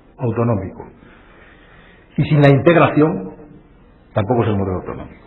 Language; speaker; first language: Spanish; native; Spanish